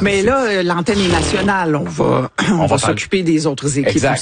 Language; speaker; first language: French; native; French